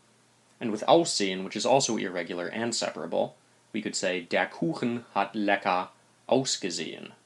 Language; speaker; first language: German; non-native, fluent; English